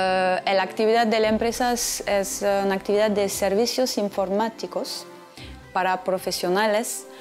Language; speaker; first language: Spanish; non-native, fluent; French